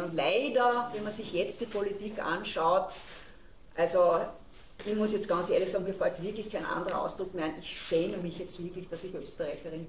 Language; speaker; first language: German; native; German